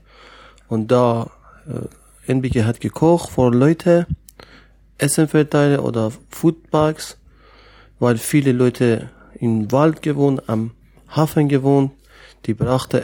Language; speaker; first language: German; non-native, learner; Persian